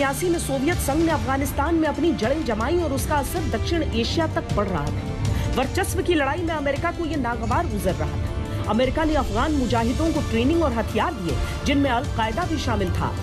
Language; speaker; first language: Hindi; native; Hindi